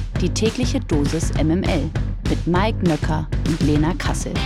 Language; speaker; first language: German; native; German